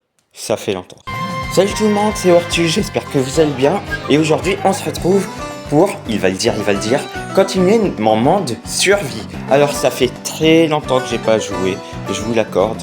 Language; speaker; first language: French; native; French